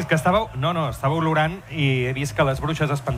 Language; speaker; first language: Catalan; native; Catalan